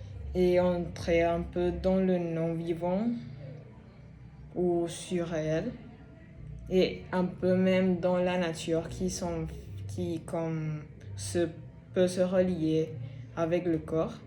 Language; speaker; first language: French; non-native, fluent; Spanish